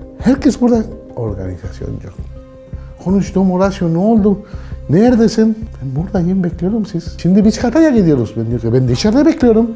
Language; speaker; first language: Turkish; non-native, learner; Spanish